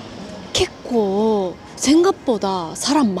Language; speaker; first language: Korean; non-native, learner; Japanese